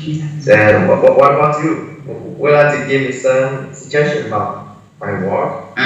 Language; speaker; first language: English; non-native, learner; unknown